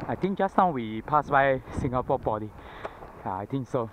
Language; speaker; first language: English; non-native, local second language; Chinese